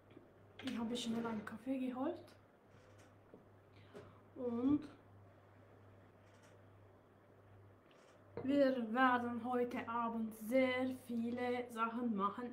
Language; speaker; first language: German; non-native, learner; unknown